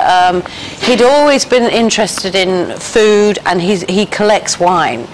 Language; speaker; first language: English; native; English